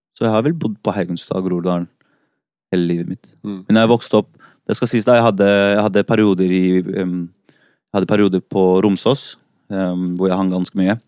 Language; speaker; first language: Norwegian; early bilingual, other home language; Spanish